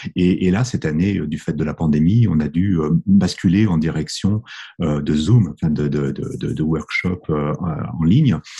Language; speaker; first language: French; native; French